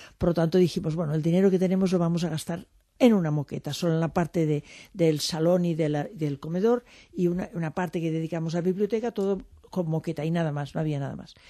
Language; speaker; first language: Spanish; non-native, local second language; French